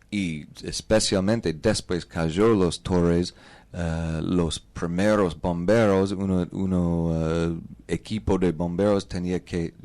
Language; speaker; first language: Spanish; non-native, learner; English